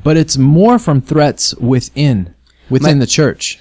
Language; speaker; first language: Portuguese; non-native, learner; English